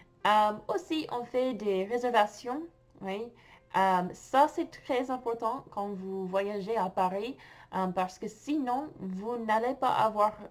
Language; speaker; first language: French; non-native, fluent; English